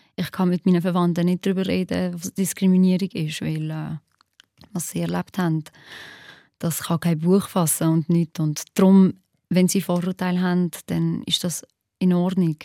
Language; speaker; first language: German; early bilingual, other home language; Albanian